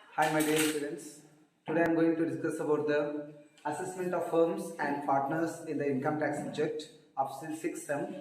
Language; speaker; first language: English; non-native, local second language; Kannada